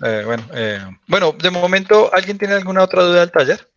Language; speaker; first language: Spanish; native; Spanish